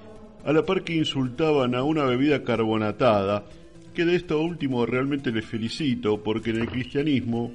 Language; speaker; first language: Spanish; native; Spanish